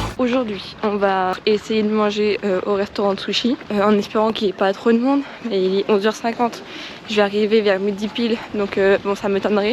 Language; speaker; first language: French; native; French